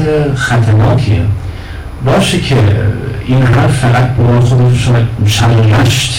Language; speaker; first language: Persian; non-native, fluent; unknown